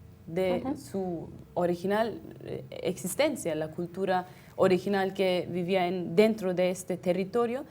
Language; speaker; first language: Spanish; non-native, fluent; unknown